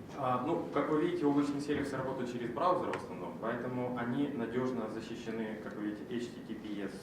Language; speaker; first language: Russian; native; Russian